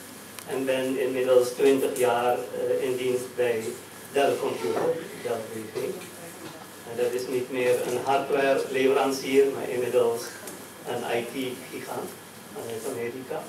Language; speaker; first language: Dutch; non-native, local second language; Caribbean Hindustani